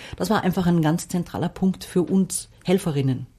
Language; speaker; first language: German; non-native, fluent; Arabic